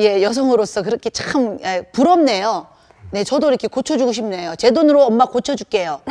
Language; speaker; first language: Korean; native; Korean